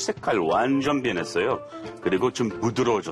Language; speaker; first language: Korean; non-native, fluent; English